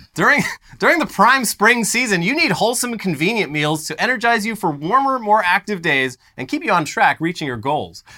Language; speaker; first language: English; native; English